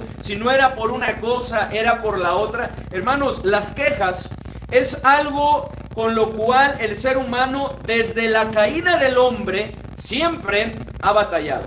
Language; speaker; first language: Spanish; native; Spanish